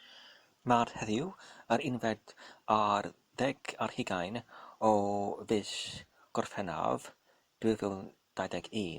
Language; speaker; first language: Welsh; non-native, learner; English